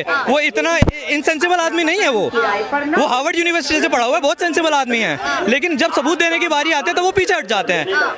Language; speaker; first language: Hindi; native; Hindi